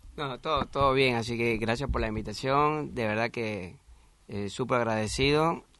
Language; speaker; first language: Spanish; native; Spanish